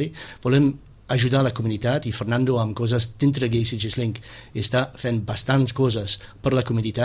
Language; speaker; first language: Catalan; non-native, fluent; English